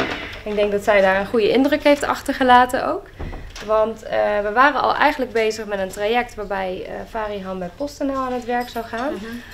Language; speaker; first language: Dutch; native; Dutch